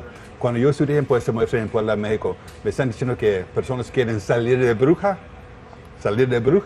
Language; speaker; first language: Spanish; non-native, learner; English